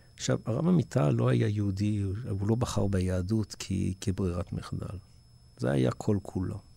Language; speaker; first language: Hebrew; early bilingual, other home language; English